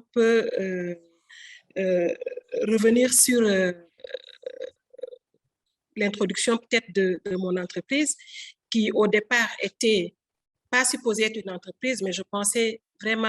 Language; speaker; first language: French; non-native, local second language; Wolof